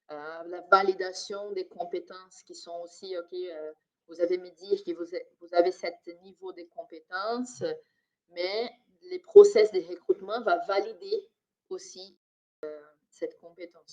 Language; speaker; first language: French; non-native, fluent; Portuguese